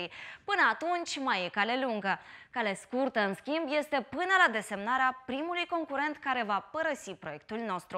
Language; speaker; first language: Romanian; native; Romanian